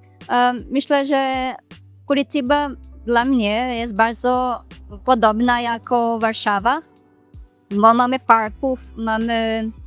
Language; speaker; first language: Polish; non-native, learner; Portuguese